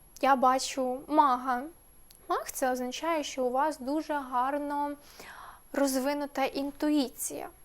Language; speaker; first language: Ukrainian; native; Ukrainian